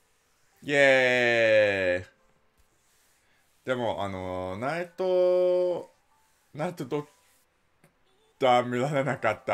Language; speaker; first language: Japanese; non-native, learner; English